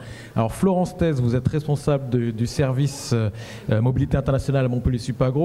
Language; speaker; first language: French; native; French